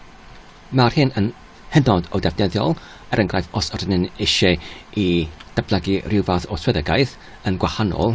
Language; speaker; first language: Welsh; non-native, learner; English